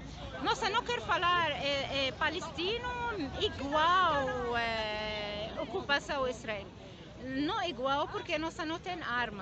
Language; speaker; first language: Portuguese; non-native, learner; Arabic